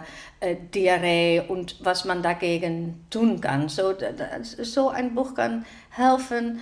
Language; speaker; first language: German; non-native, fluent; Dutch